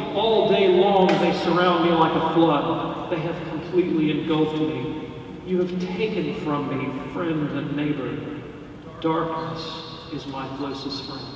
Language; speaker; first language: English; native; English